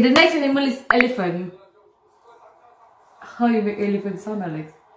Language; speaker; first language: English; non-native, local second language; Malay